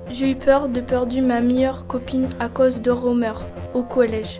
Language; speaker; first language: French; non-native, learner; Arabic